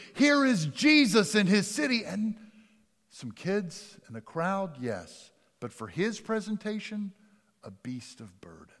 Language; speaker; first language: English; native; English